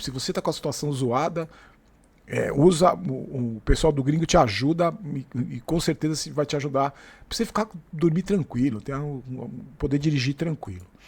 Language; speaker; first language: Portuguese; native; Portuguese